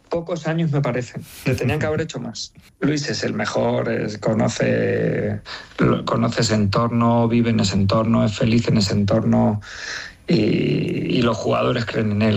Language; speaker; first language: Spanish; native; Spanish